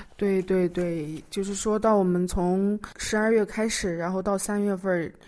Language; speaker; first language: Chinese; native; Chinese